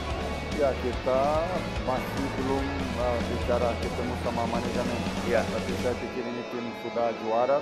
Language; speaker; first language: Indonesian; non-native, learner; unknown